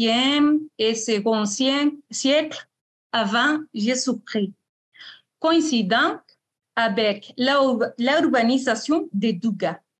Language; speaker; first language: French; non-native, fluent; Spanish